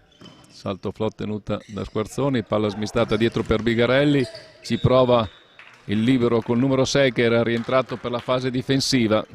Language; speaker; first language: Italian; native; Italian